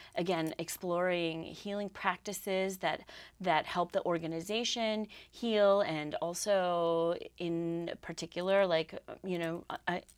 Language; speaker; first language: English; native; English